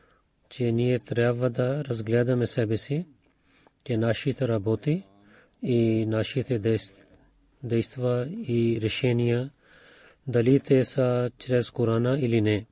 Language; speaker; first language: Bulgarian; non-native, fluent; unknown